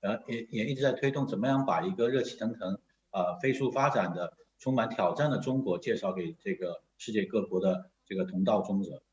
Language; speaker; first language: Chinese; native; Chinese